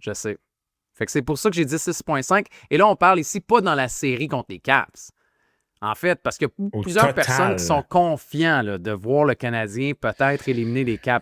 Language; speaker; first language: French; native; French